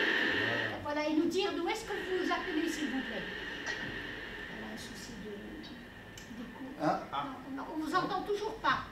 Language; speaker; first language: French; native; French